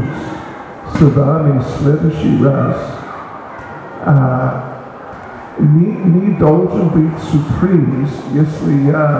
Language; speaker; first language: Russian; non-native, learner; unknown